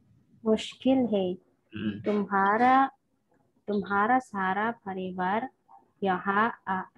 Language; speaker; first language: Hindi; non-native, learner; Indonesian